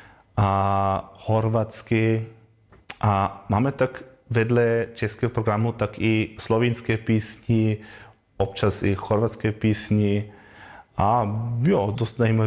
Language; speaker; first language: Czech; non-native, fluent; German